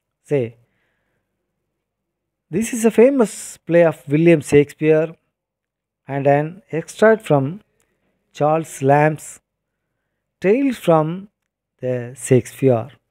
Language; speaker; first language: English; non-native, local second language; Tamil